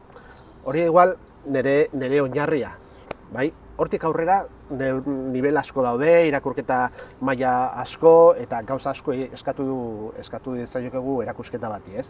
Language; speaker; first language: Basque; native; Basque